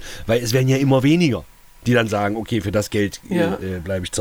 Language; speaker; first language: German; native; German